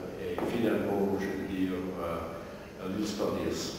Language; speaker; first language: French; non-native, learner; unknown